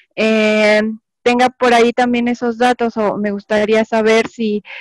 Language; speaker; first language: Spanish; native; Spanish